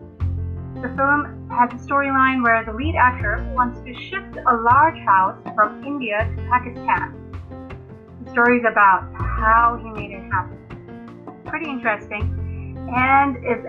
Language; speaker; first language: English; non-native, local second language; Hindi